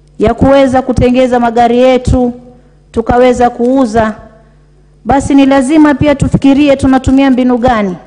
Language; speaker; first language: Swahili; native; Swahili